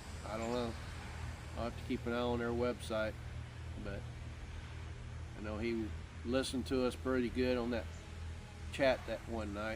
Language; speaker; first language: English; native; English